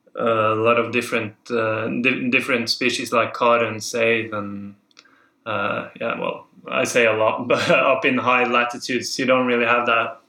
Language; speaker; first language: English; non-native, fluent; Norwegian